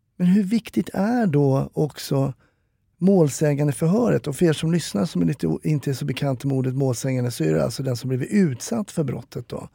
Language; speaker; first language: Swedish; native; Swedish